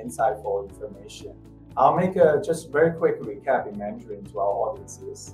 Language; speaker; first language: English; non-native, fluent; Chinese